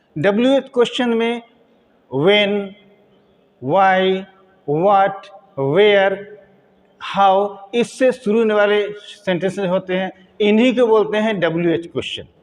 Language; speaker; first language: Hindi; native; Hindi